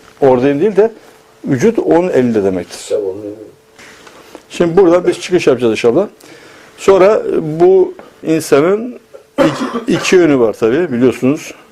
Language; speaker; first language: Turkish; native; Turkish